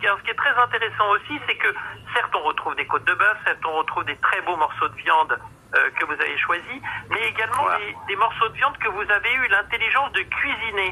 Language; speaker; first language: French; native; French